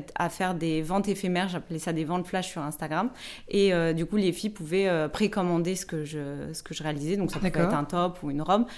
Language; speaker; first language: French; native; French